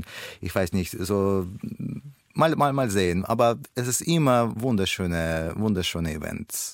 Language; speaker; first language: German; non-native, learner; Russian